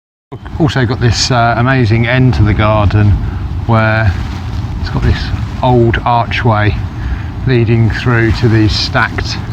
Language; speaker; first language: English; native; English